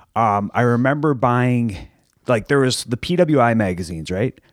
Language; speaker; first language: English; native; English